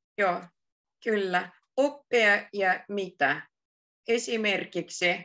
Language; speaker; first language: Finnish; native; Finnish